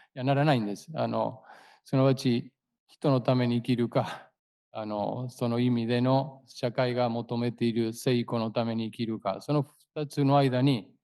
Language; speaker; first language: Japanese; non-native, fluent; Spanish